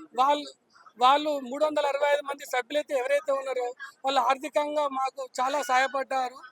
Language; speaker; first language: Telugu; native; Telugu